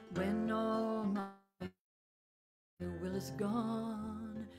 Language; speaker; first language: English; native; English